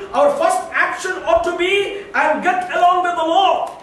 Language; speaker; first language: English; non-native, local second language; Hindi